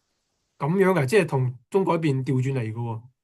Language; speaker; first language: Chinese; native; Chinese